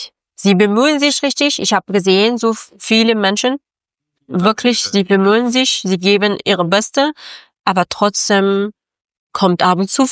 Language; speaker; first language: German; non-native, learner; Persian